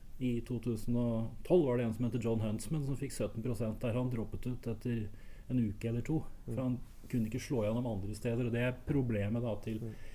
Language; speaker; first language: Norwegian; native; Norwegian